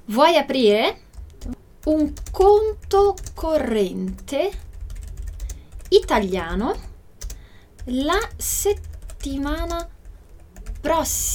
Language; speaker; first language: Italian; non-native, fluent; Portuguese